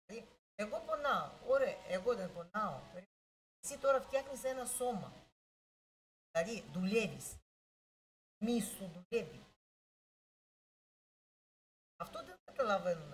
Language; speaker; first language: Greek; non-native, learner; Russian